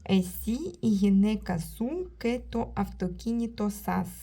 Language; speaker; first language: Greek; non-native, learner; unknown